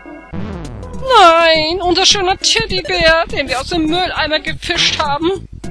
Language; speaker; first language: German; native; German